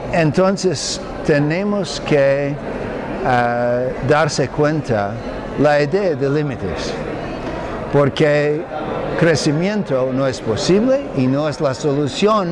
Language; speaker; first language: Spanish; non-native, fluent; English